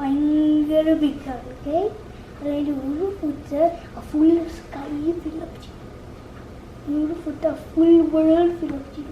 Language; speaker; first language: Malayalam; early bilingual, heritage; Malayalam